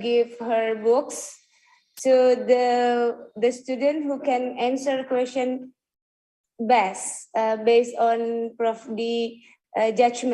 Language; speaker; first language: English; non-native, fluent; Indonesian